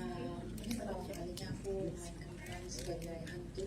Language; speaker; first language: Indonesian; native; Indonesian